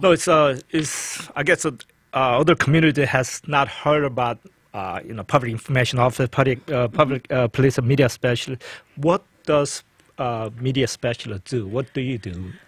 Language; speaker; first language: English; non-native, fluent; Korean